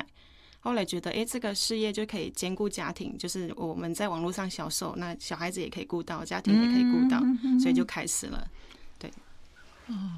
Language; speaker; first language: Chinese; non-native, fluent; Thai